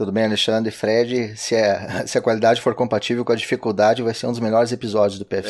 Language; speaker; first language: Portuguese; native; Portuguese